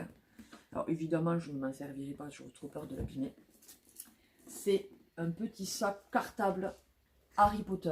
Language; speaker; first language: French; native; French